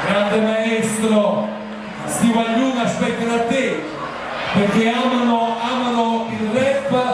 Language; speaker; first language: Italian; native; Italian